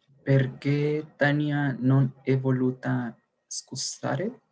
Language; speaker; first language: Italian; non-native, learner; Spanish